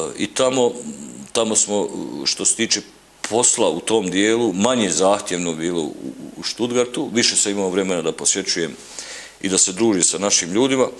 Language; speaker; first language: Bosnian; native; Bosnian